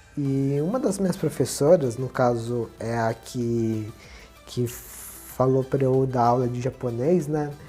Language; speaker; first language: Portuguese; native; Portuguese